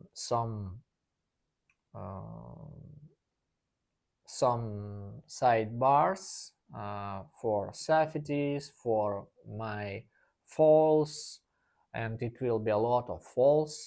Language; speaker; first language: English; non-native, learner; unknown